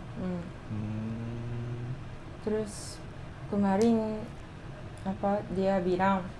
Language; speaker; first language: Indonesian; non-native, learner; Japanese